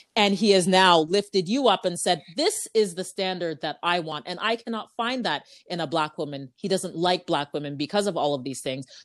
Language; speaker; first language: English; native; English